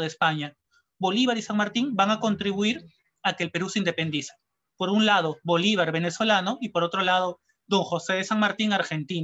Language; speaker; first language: Spanish; native; Spanish